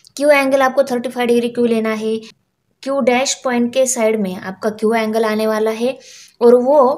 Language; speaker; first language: Hindi; non-native, local second language; Marathi